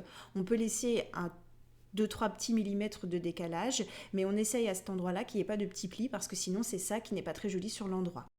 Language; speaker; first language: French; native; French